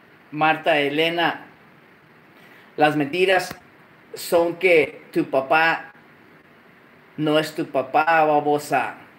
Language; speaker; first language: Spanish; early bilingual, other home language; English